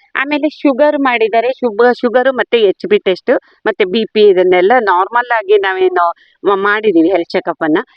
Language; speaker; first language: Kannada; native; Kannada